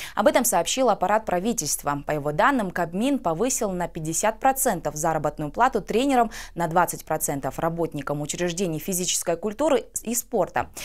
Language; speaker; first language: Russian; non-native, local second language; Kyrgyz